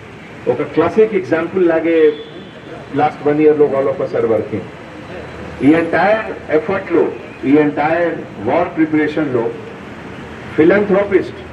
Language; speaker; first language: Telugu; non-native, local second language; Hindi